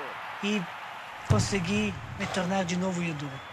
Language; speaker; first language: Portuguese; non-native, fluent; Serbian